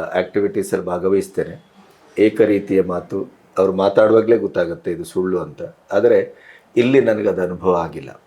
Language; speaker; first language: Kannada; non-native, local second language; Urdu